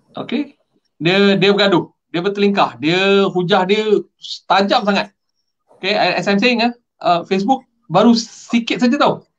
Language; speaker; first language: Malay; non-native, local second language; Tamil